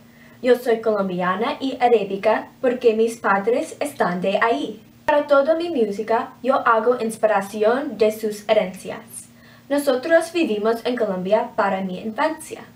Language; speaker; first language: Spanish; non-native, learner; English